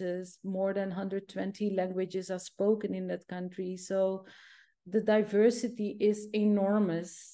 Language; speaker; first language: English; non-native, fluent; Dutch